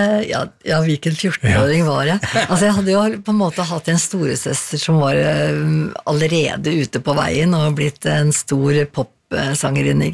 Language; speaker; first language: Norwegian; native; Norwegian